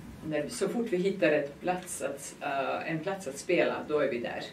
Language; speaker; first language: Swedish; non-native, fluent; Serbian